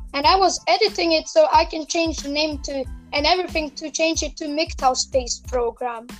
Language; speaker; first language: English; non-native, fluent; Serbian